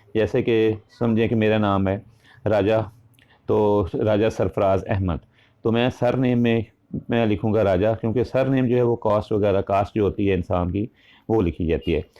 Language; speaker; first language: Urdu; non-native, local second language; Punjabi